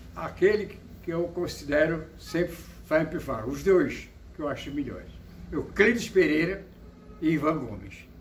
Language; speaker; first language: Portuguese; native; Portuguese